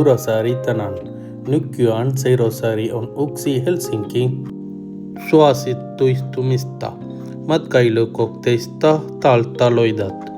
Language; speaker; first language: Finnish; non-native, learner; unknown